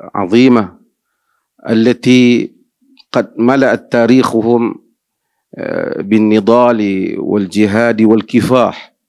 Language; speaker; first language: Arabic; non-native, fluent; Malay